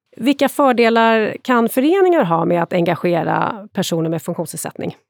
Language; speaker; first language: Swedish; native; Swedish